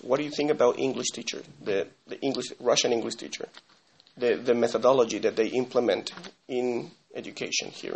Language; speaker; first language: English; non-native, fluent; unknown